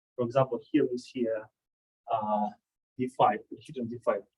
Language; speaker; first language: English; non-native, fluent; Russian